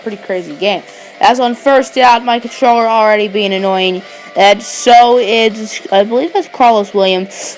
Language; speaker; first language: English; native; English